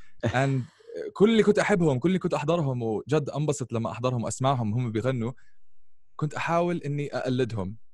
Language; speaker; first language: Arabic; early bilingual, other home language; English